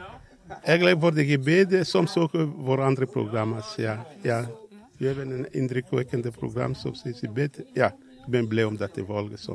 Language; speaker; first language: Dutch; non-native, learner; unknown